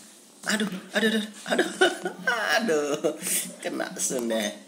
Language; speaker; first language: Indonesian; native; Indonesian